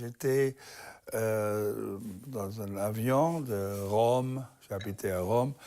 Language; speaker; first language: French; non-native, learner; German